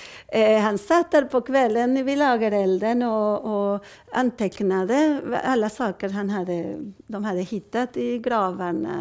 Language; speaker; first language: Swedish; non-native, fluent; Spanish